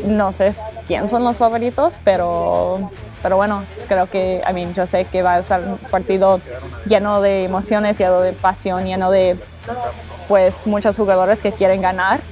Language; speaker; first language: Spanish; early bilingual, heritage; English